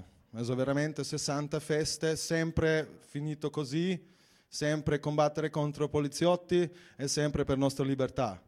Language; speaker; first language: Italian; non-native, fluent; German